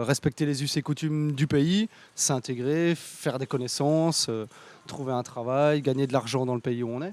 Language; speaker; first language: French; native; French